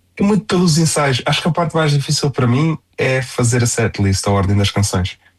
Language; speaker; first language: Portuguese; native; Portuguese